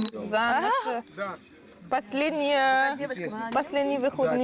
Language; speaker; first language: Russian; non-native, learner; French